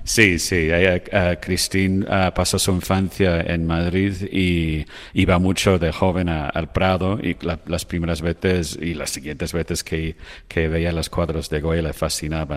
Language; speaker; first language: Spanish; non-native, fluent; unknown